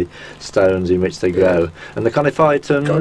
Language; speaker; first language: English; native; English